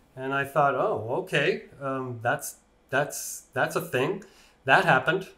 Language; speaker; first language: English; native; English